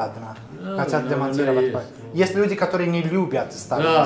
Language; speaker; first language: Russian; non-native, fluent; Italian